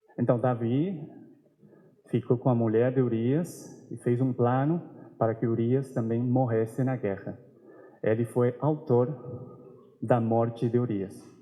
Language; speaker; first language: Portuguese; non-native, fluent; Spanish